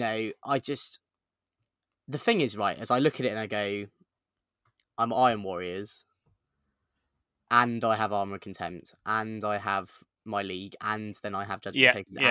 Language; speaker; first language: English; native; English